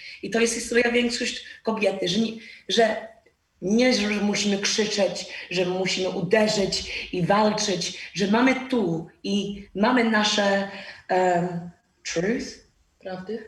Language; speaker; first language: Polish; non-native, learner; English